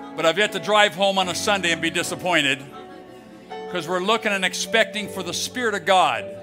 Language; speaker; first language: English; native; English